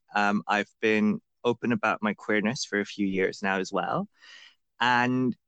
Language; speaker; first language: English; non-native, local second language; Bangla